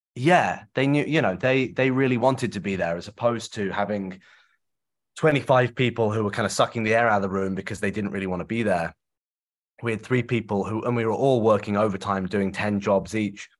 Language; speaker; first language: English; native; English